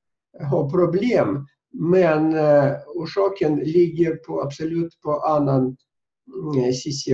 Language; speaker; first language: Swedish; non-native, fluent; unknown